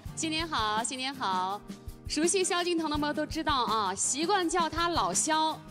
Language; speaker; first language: Chinese; native; Chinese